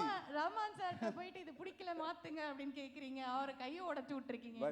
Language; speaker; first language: Tamil; native; Tamil